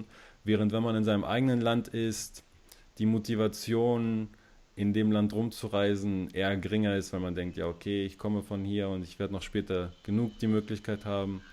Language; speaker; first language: German; early bilingual, other home language; Russian